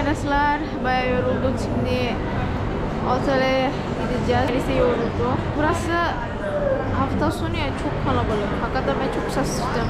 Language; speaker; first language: Turkish; non-native, learner; Indonesian